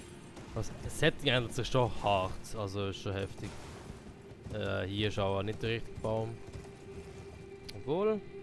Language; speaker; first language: German; native; German